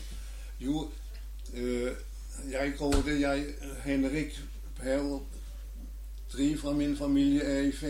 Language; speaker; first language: Norwegian; non-native, learner; German